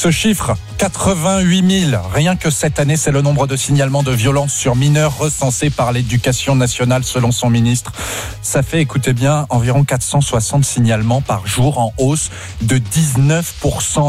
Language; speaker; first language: French; native; French